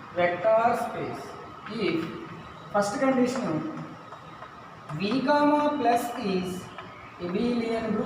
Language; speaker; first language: English; non-native, local second language; Telugu